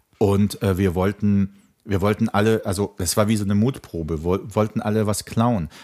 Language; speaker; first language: German; early bilingual, other home language; Czech